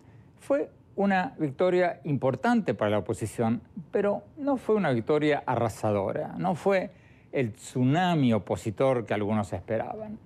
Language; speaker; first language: Spanish; native; Spanish